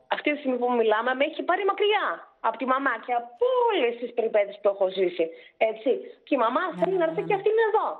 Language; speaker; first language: Greek; early bilingual, other home language; Russian